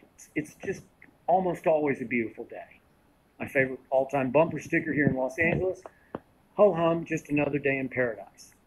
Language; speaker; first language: English; native; English